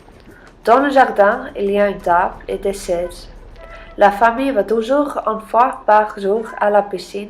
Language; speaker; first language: French; non-native, learner; Icelandic